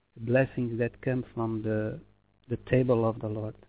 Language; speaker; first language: English; non-native, fluent; Portuguese